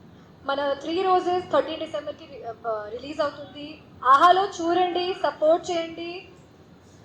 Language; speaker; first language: Telugu; non-native, local second language; Hindi